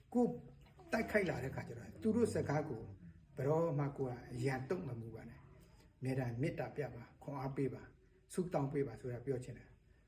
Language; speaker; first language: Burmese; non-native, local second language; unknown